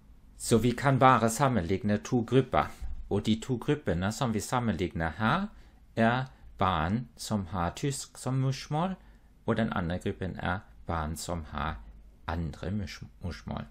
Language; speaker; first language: Norwegian; non-native, fluent; German